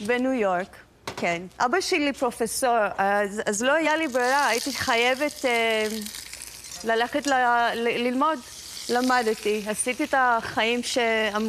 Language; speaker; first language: Hebrew; non-native, fluent; Greek